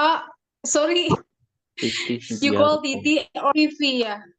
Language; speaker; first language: English; non-native, learner; Indonesian